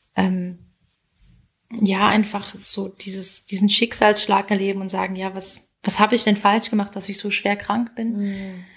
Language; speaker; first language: German; native; German